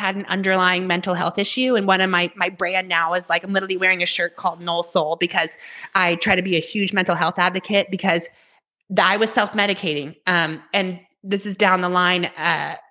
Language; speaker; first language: English; native; English